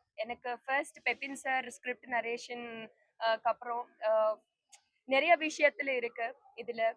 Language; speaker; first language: Tamil; non-native, fluent; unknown